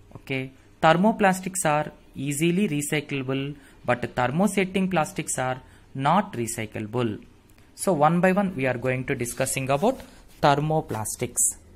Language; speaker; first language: English; non-native, local second language; Telugu